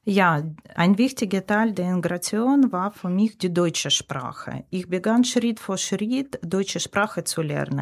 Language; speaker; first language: German; non-native, learner; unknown